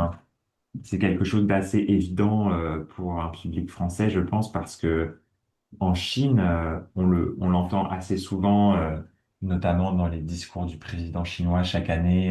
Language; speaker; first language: French; native; French